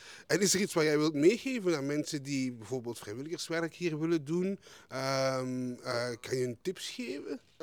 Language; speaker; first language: Dutch; native; Dutch